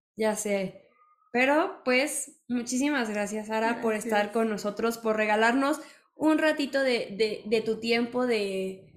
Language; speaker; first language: Spanish; native; Spanish